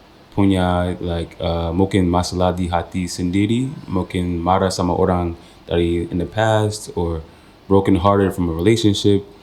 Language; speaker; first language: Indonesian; non-native, fluent; English